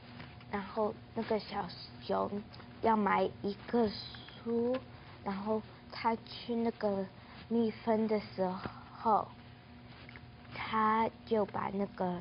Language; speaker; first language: Chinese; early bilingual, heritage; English